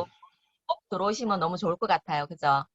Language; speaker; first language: Korean; native; Korean